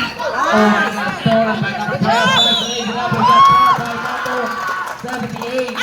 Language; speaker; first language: English; non-native, local second language; Indonesian